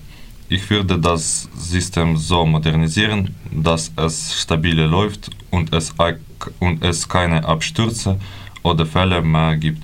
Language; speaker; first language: German; non-native, learner; Ukrainian